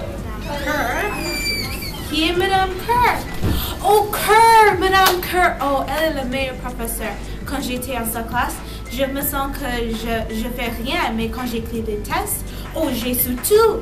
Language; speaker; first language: French; non-native, learner; English